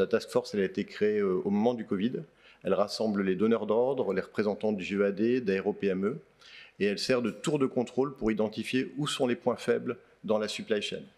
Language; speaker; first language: French; native; French